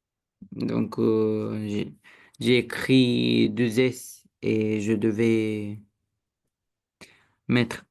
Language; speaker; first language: French; non-native, learner; Romanian